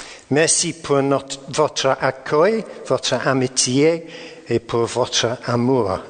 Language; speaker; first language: French; non-native, learner; English